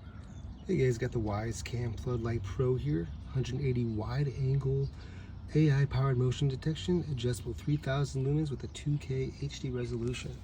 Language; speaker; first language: English; native; English